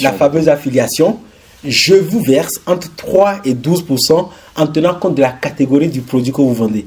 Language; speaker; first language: French; native; French